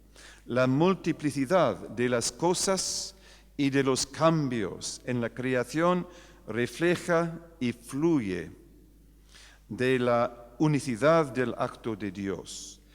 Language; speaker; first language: Spanish; non-native, fluent; English